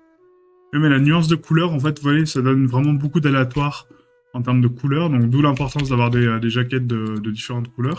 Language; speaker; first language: French; native; French